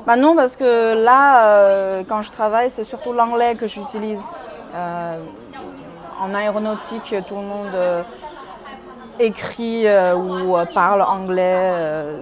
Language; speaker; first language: French; non-native, fluent; Chinese